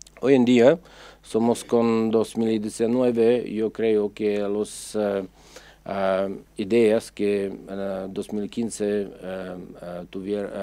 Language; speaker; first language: Spanish; non-native, fluent; Czech